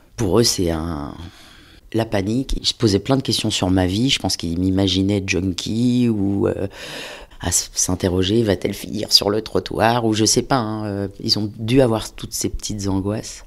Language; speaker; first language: French; native; French